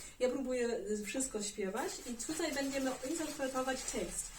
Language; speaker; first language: Polish; early bilingual, heritage; German